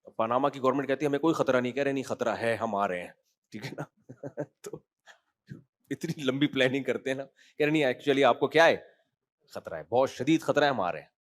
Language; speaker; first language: Urdu; native; Urdu